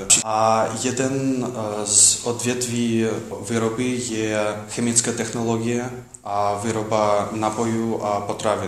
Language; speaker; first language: Czech; non-native, learner; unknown